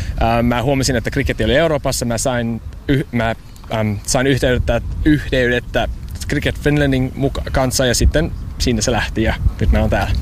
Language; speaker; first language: Finnish; early bilingual, heritage; English